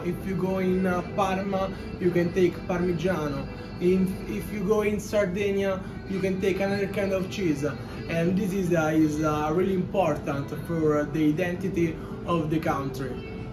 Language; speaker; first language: English; non-native, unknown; Italian